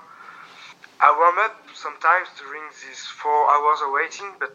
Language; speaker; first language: English; non-native, learner; French